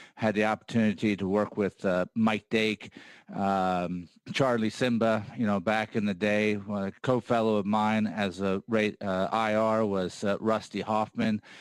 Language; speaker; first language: English; native; English